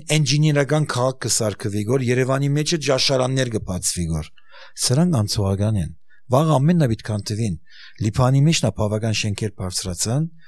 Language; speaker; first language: Armenian; early bilingual, heritage; Armenian